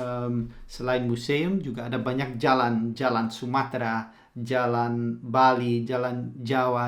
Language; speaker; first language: Indonesian; early bilingual, heritage; Dutch